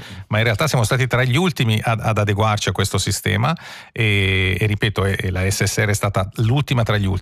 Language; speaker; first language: Italian; native; Italian